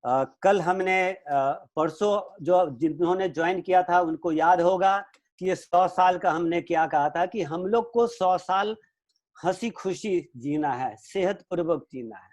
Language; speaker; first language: Hindi; native; Hindi